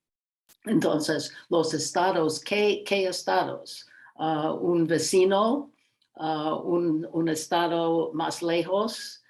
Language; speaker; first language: Spanish; non-native, learner; English